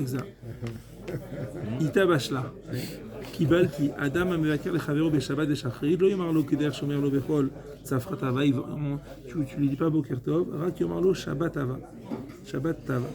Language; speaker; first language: Hebrew; non-native, fluent; French